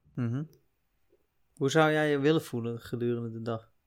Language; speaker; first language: Dutch; native; Dutch